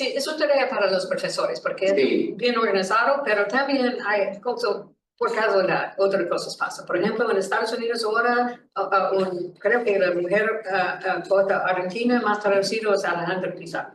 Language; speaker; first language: Spanish; non-native, learner; English